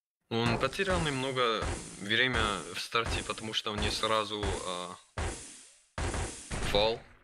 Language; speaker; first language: Russian; non-native, learner; English